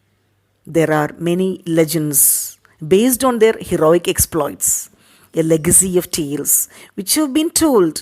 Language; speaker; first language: English; non-native, local second language; Tamil